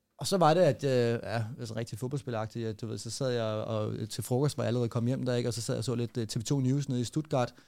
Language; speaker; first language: Danish; native; Danish